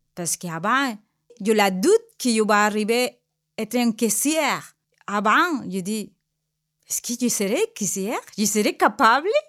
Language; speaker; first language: French; non-native, learner; Spanish